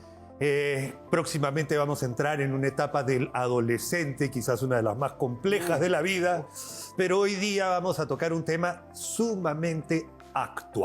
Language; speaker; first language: Spanish; native; Spanish